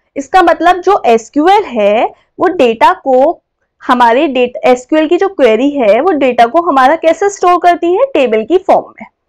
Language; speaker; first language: Hindi; native; Hindi